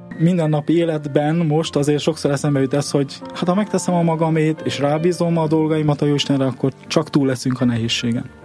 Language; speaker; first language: Hungarian; native; Hungarian